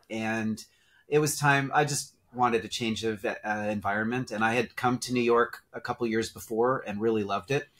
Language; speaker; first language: English; native; English